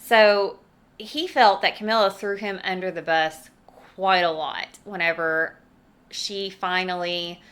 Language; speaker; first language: English; native; English